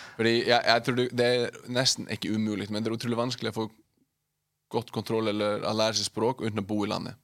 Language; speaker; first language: Norwegian; non-native, fluent; Icelandic